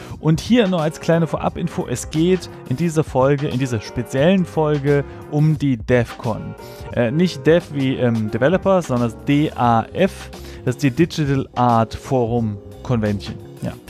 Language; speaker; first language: German; native; German